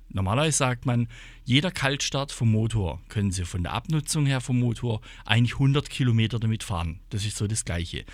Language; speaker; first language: German; native; German